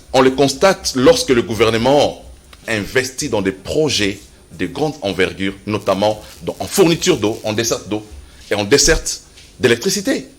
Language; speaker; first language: French; non-native, local second language; Lingala